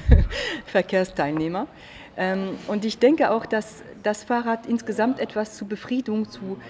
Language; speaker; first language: German; non-native, fluent; French